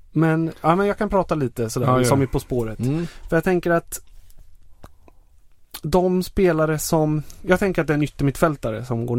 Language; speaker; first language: Swedish; native; Swedish